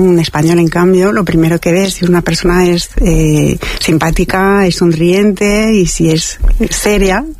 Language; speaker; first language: Spanish; non-native, fluent; French